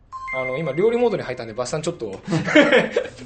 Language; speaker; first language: Japanese; native; Japanese